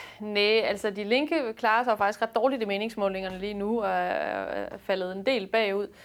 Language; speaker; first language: Danish; native; Danish